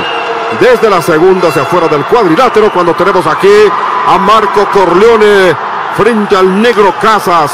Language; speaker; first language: Spanish; native; Spanish